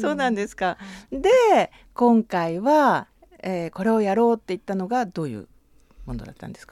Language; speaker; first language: Japanese; native; Japanese